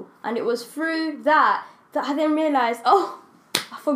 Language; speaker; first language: English; non-native, local second language; Kinyarwanda